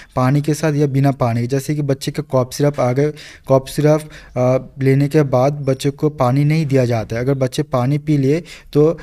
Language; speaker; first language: Hindi; non-native, local second language; Bangla